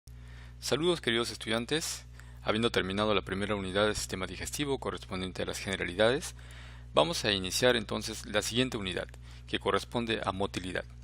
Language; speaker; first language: Spanish; native; Spanish